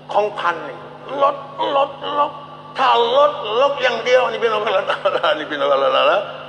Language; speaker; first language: Thai; non-native, local second language; Malay